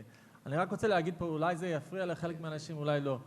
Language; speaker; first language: Hebrew; non-native, fluent; English